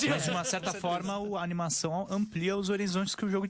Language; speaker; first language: Portuguese; native; Portuguese